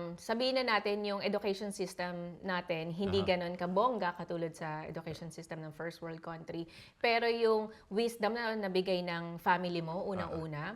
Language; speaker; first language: Filipino; native; Filipino